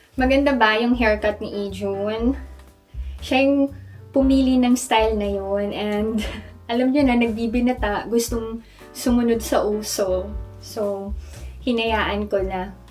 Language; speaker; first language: Filipino; native; Filipino